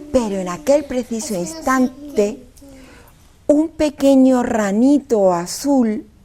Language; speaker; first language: Spanish; native; Spanish